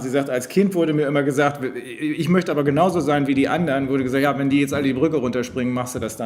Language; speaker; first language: German; native; German